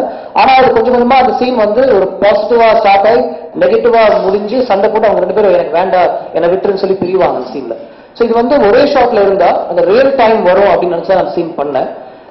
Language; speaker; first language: Tamil; native; Tamil